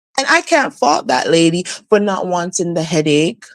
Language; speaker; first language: English; native; English